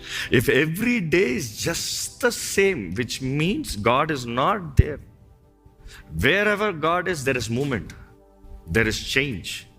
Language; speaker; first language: English; non-native, local second language; Telugu